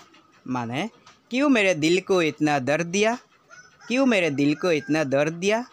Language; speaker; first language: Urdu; non-native, local second language; Assamese